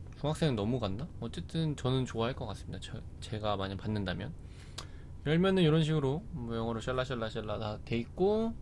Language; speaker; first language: Korean; native; Korean